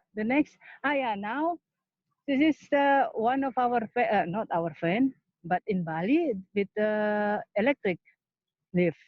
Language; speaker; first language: English; non-native, learner; Indonesian